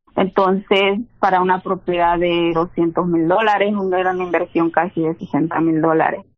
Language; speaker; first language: Spanish; native; Spanish